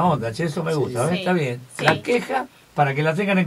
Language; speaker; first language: Spanish; native; Spanish